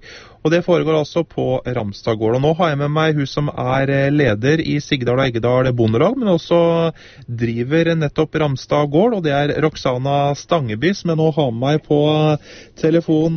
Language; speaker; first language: Norwegian; native; Norwegian